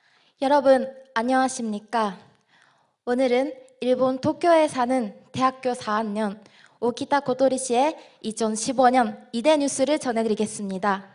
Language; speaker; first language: Korean; non-native, fluent; Japanese